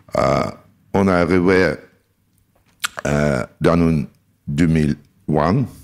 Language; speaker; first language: French; non-native, learner; Russian